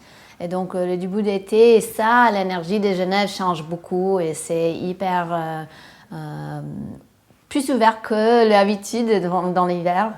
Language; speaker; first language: French; non-native, fluent; English